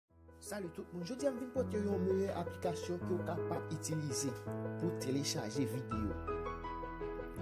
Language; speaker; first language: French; non-native, local second language; Haitian Creole